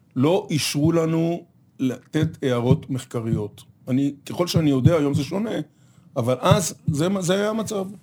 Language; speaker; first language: Hebrew; native; Hebrew